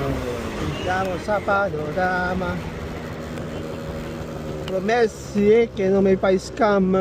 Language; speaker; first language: Italian; non-native, learner; Filipino